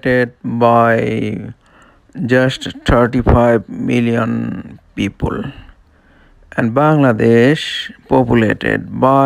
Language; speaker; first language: English; non-native, local second language; Bangla